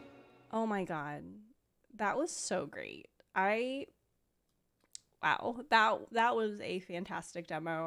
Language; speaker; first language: English; native; English